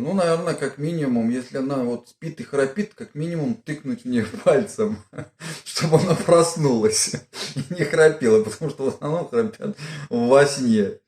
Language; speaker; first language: Russian; native; Russian